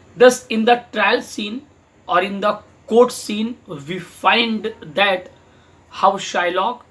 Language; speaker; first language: English; non-native, local second language; Hindi